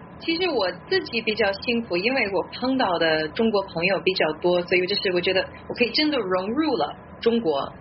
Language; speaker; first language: Chinese; non-native, fluent; English